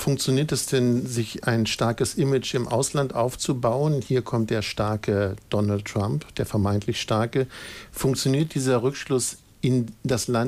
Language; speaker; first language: German; native; German